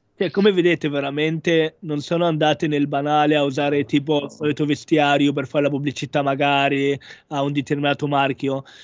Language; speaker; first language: Italian; non-native, fluent; Arabic